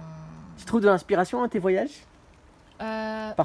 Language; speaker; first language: French; native; French